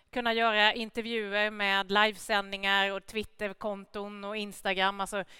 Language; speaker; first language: Swedish; native; Swedish